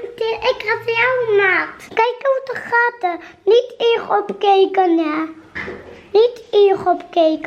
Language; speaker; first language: Dutch; early bilingual, other home language; Turkish